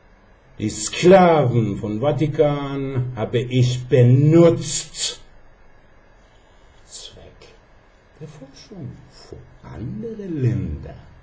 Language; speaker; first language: German; non-native, fluent; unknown